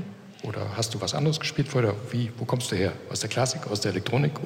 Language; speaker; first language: German; native; German